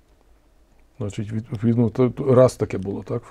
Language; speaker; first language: Ukrainian; native; Ukrainian